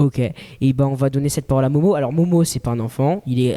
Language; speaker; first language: French; native; French